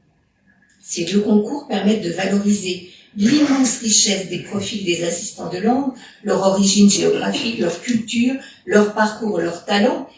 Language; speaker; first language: French; native; French